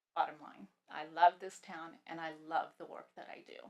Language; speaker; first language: English; early bilingual, other home language; Punjabi